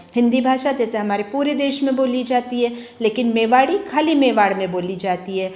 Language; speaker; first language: Hindi; native; Hindi